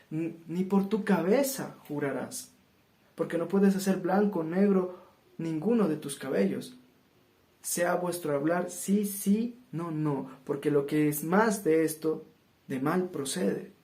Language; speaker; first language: Spanish; native; Spanish